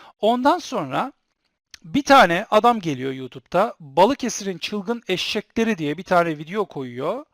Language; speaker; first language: Turkish; native; Turkish